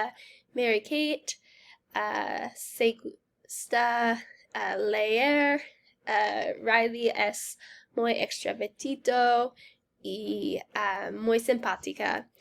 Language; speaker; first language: Spanish; non-native, learner; English